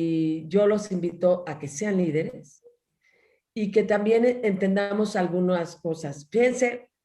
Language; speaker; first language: Spanish; native; Spanish